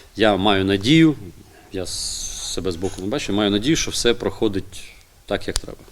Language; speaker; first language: Ukrainian; native; Ukrainian